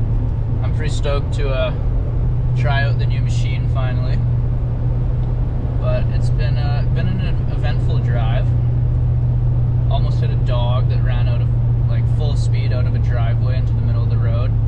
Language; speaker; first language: English; native; English